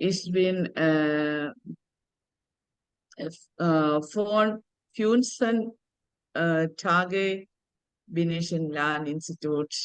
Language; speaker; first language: German; non-native, learner; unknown